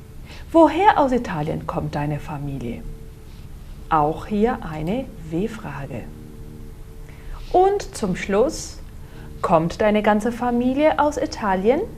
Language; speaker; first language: German; non-native, fluent; Portuguese